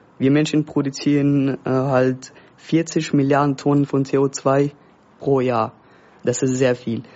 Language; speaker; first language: German; non-native, fluent; Persian